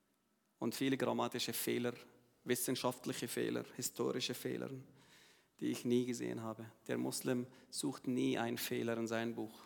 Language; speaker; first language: German; non-native, learner; Arabic